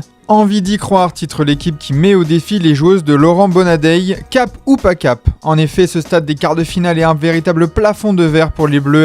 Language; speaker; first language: French; native; French